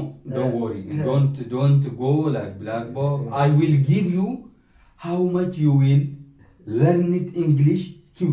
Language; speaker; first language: English; non-native, learner; Oromo